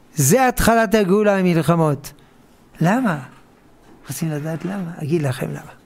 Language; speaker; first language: Hebrew; non-native, fluent; French